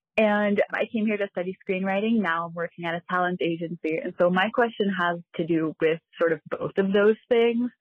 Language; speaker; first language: English; non-native, fluent; Portuguese